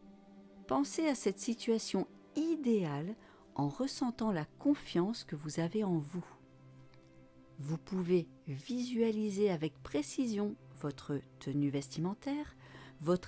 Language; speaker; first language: French; native; French